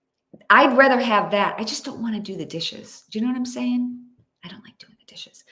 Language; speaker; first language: English; native; English